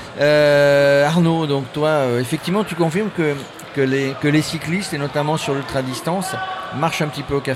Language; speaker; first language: French; native; French